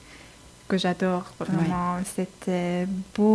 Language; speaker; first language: French; non-native, fluent; Persian